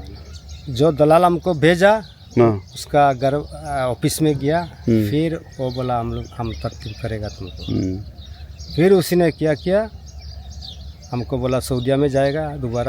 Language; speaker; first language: Hindi; non-native, learner; Bangla